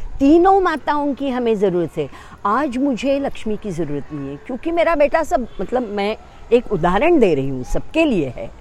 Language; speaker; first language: Hindi; non-native, local second language; Marathi